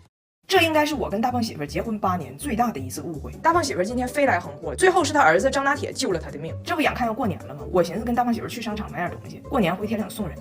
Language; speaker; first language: Chinese; native; Chinese